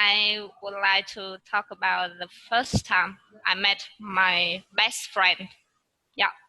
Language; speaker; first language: English; non-native, learner; Vietnamese